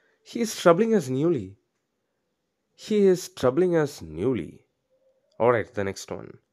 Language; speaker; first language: English; non-native, local second language; Tamil